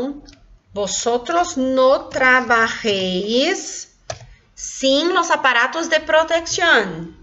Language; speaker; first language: Spanish; non-native, local second language; Portuguese